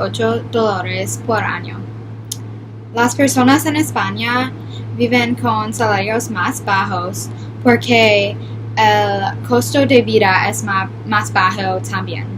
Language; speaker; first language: Spanish; non-native, learner; English